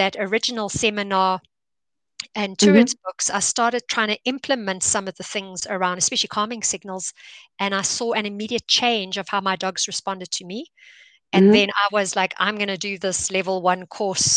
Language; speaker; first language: English; native; English